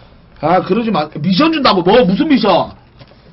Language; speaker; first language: Korean; native; Korean